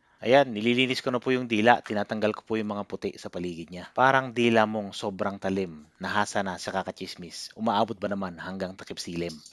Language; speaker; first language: Filipino; non-native, local second language; Iloko